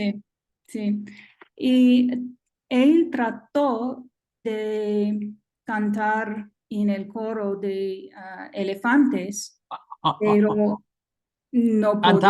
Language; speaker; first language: Spanish; non-native, learner; English